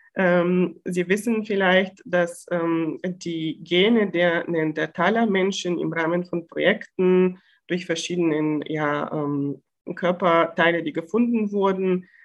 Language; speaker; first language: German; non-native, fluent; Bulgarian